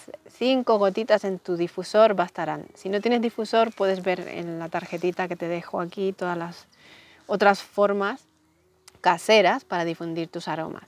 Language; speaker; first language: Spanish; native; Spanish